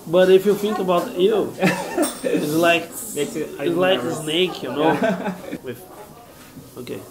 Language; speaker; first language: English; non-native, fluent; Portuguese